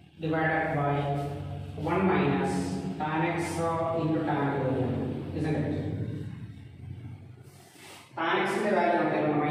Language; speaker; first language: English; non-native, local second language; Malayalam